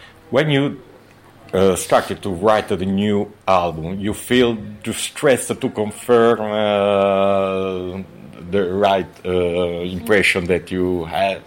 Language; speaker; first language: English; non-native, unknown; Italian